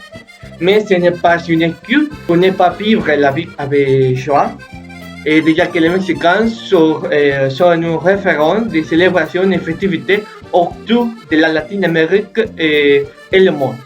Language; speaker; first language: French; non-native, learner; Spanish